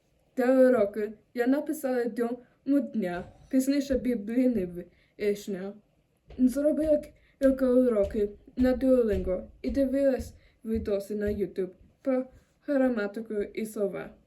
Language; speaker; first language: Ukrainian; non-native, learner; German